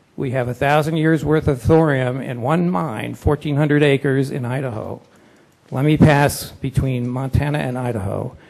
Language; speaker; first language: English; native; English